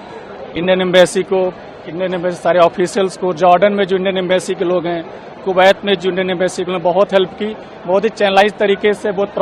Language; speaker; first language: Hindi; native; Hindi